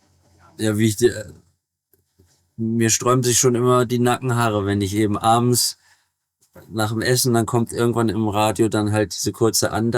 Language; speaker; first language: German; native; German